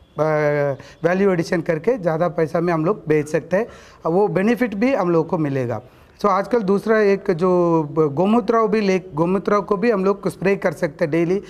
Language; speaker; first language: Hindi; non-native, local second language; Kannada